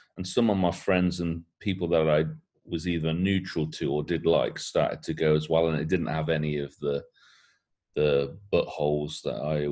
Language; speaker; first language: English; native; English